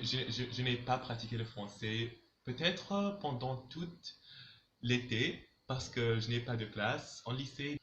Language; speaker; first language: French; non-native, local second language; Arabic